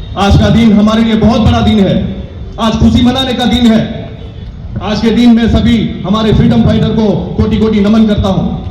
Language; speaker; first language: Hindi; non-native, local second language; Gujarati